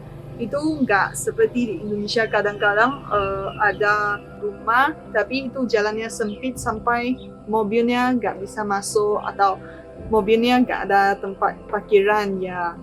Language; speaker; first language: Indonesian; non-native, fluent; Chinese